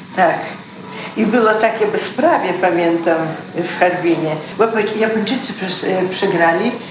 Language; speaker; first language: Polish; early bilingual, heritage; Polish